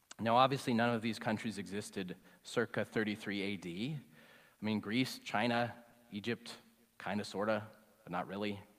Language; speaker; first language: English; native; English